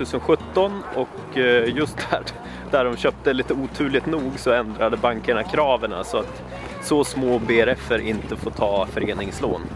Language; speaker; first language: Swedish; native; Swedish